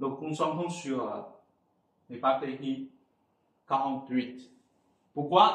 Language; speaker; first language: French; non-native, fluent; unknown